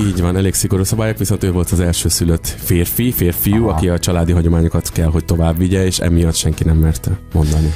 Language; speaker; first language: Hungarian; early bilingual, other home language; Urdu